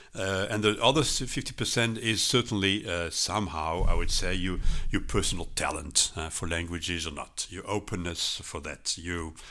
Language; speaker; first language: English; non-native, fluent; French